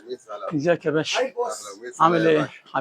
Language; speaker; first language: Arabic; native; Arabic